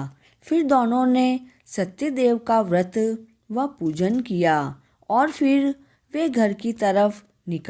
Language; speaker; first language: Hindi; native; Hindi